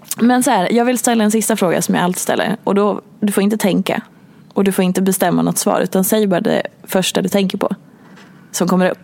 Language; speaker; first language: Swedish; native; Swedish